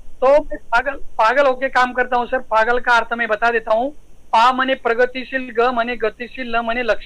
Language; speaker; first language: Hindi; non-native, local second language; Marathi